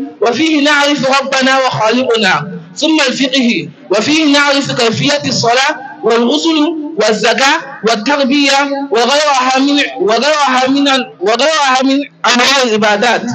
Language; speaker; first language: Arabic; non-native, learner; Hausa